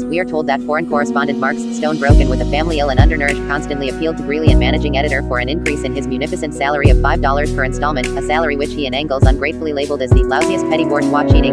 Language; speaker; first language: English; native; English